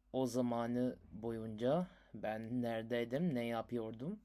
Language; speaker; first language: Turkish; non-native, learner; Urdu